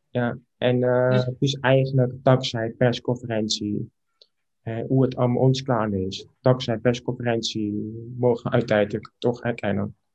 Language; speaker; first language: Dutch; non-native, local second language; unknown